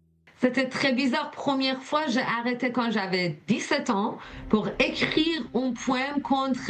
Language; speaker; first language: French; non-native, learner; Persian